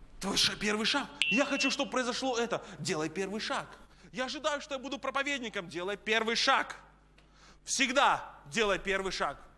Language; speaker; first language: Russian; native; Russian